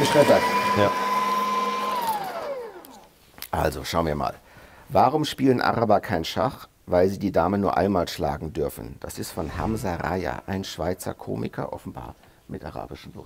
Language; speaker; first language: German; native; German